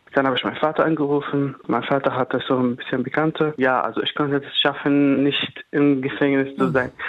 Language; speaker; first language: German; non-native, fluent; Arabic